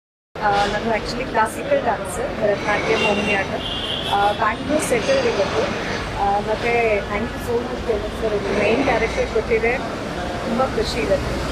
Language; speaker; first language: Kannada; non-native, learner; Malayalam